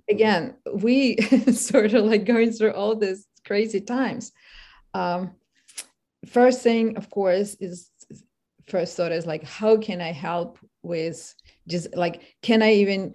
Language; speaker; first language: English; non-native, fluent; Ukrainian